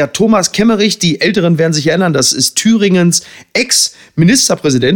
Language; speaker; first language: German; native; German